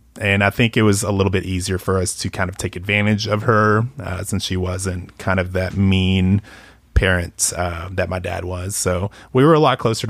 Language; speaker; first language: English; early bilingual, other home language; Spanish